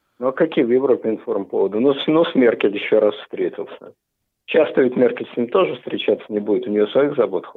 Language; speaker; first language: Russian; native; Russian